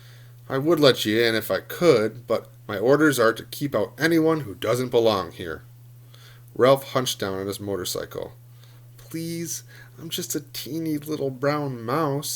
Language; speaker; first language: English; native; English